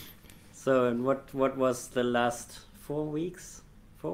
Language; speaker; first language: English; non-native, fluent; German